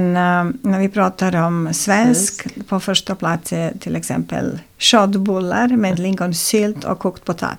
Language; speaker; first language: Swedish; non-native, fluent; Serbian